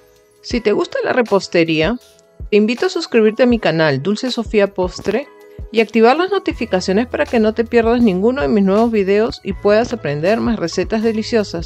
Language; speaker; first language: Spanish; native; Spanish